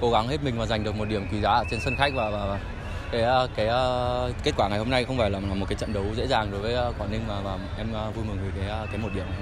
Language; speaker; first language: Vietnamese; early bilingual, heritage; Vietnamese